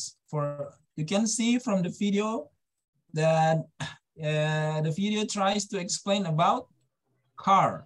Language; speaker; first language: English; non-native, fluent; Indonesian